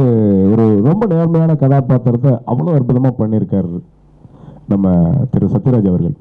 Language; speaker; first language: Tamil; native; Tamil